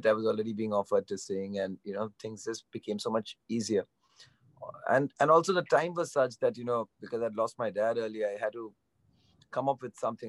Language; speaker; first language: English; non-native, local second language; Bangla